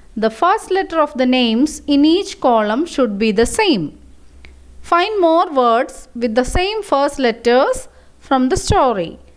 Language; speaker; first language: English; non-native, local second language; Malayalam